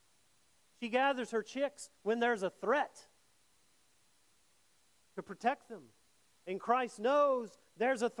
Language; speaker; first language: English; native; English